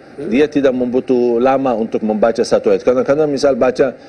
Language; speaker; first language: Indonesian; non-native, fluent; Arabic